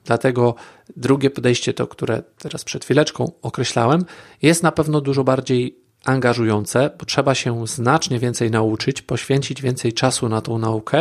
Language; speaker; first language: Polish; native; Polish